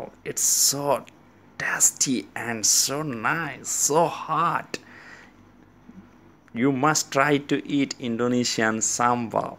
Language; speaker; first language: English; non-native, learner; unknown